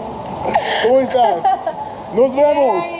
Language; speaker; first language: Spanish; non-native, learner; English